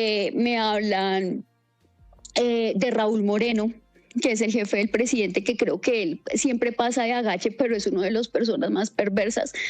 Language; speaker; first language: Spanish; native; Spanish